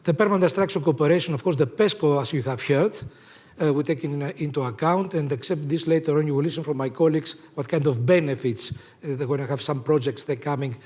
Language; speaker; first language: English; non-native, fluent; Greek